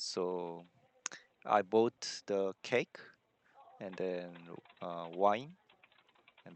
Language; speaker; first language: English; non-native, learner; Korean